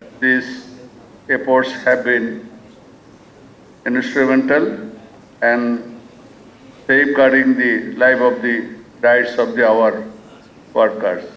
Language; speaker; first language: English; non-native, local second language; Bangla